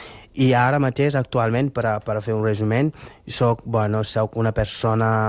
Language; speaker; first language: Catalan; non-native, fluent; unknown